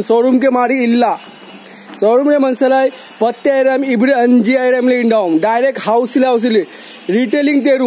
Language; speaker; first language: Malayalam; non-native, learner; Hindi